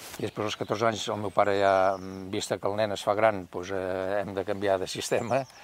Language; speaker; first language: Catalan; native; Catalan